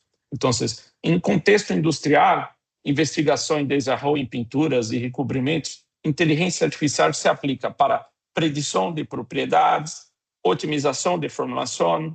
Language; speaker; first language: Portuguese; non-native, fluent; Spanish